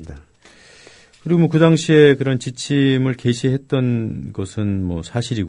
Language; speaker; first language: Korean; native; Korean